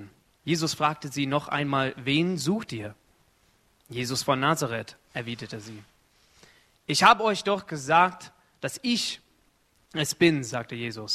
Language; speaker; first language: German; non-native, fluent; Arabic